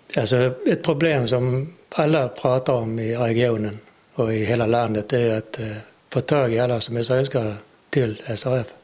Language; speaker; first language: Swedish; native; Swedish